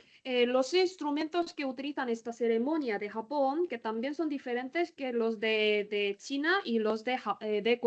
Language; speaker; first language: Spanish; non-native, learner; Korean